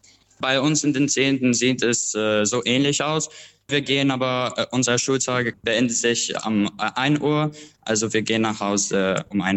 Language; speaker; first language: German; non-native, learner; Albanian